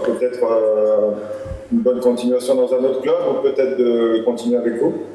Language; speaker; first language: French; native; French